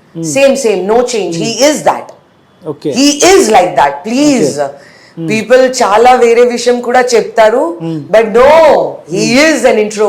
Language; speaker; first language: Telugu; non-native, learner; Hindi